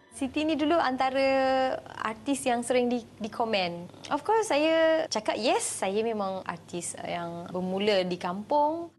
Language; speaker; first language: Malay; native; Malay